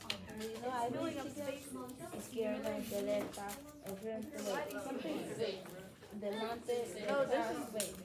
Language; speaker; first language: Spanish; non-native, learner; English